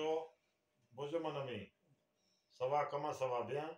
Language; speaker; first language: French; non-native, learner; Urdu